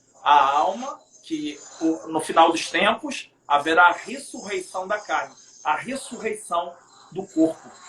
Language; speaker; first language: Portuguese; native; Portuguese